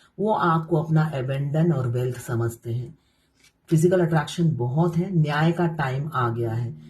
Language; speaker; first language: Hindi; non-native, local second language; Bangla